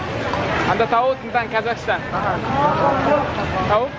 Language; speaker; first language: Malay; non-native, learner; Kazakh